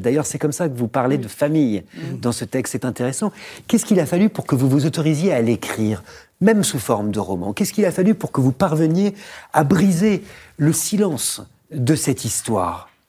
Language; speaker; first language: French; native; French